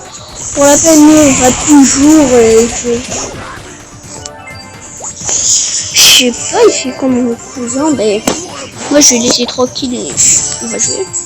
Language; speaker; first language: French; early bilingual, other home language; Romanian